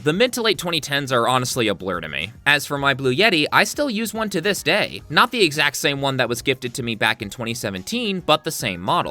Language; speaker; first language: English; native; English